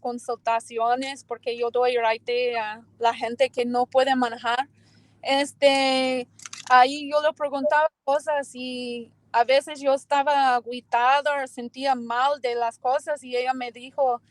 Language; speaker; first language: Spanish; early bilingual, heritage; Spanish